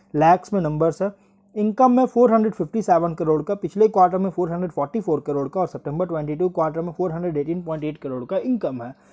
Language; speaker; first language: Hindi; native; Hindi